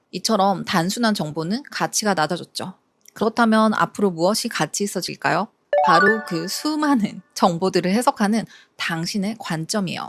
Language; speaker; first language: Korean; native; Korean